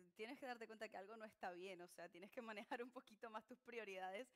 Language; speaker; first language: Spanish; native; Spanish